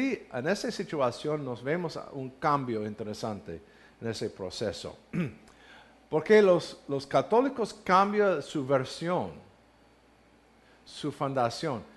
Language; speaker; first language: Spanish; non-native, fluent; English